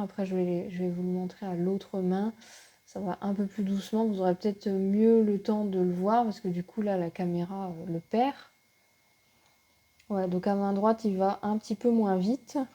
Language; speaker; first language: French; native; French